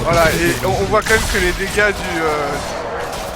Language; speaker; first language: French; native; French